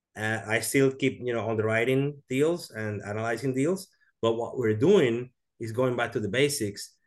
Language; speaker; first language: English; non-native, fluent; Spanish